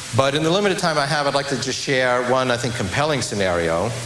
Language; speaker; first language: English; native; English